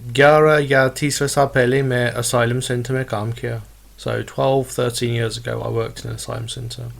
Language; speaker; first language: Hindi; non-native, learner; English